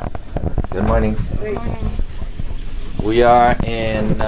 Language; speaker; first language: English; non-native, fluent; Indonesian